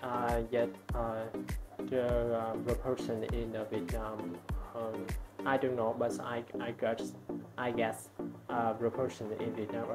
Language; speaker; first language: English; non-native, learner; Vietnamese